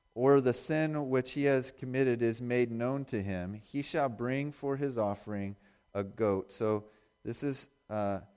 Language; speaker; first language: English; native; English